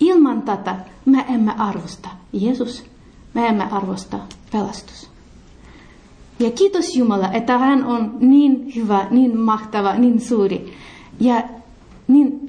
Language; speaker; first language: Finnish; non-native, learner; Russian